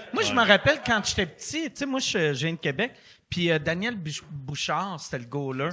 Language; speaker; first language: French; native; French